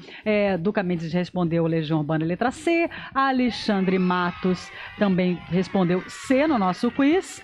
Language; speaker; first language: Portuguese; native; Portuguese